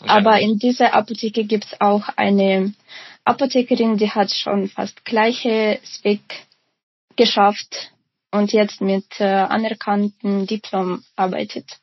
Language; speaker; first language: German; non-native, fluent; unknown